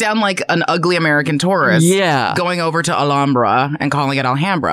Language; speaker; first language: English; early bilingual, other home language; Chinese